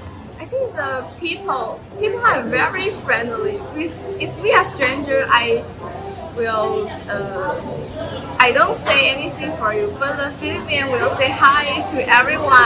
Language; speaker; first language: English; non-native, learner; Chinese